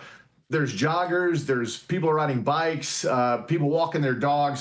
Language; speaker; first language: English; native; English